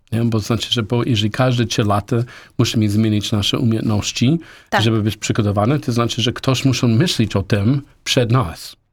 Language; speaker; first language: Polish; non-native, learner; English